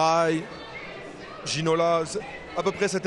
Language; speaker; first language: French; native; French